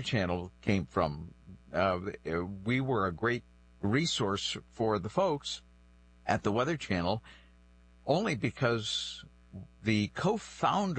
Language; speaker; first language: English; non-native, local second language; French